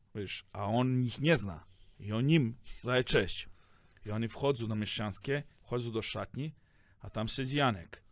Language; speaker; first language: Polish; non-native, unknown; Serbian